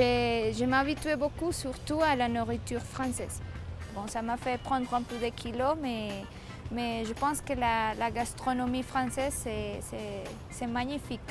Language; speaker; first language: French; non-native, fluent; Spanish